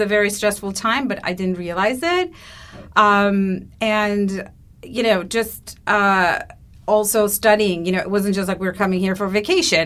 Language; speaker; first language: English; non-native, fluent; Turkish